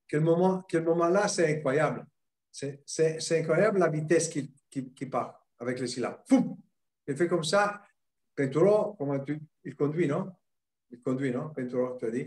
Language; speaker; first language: French; non-native, fluent; Italian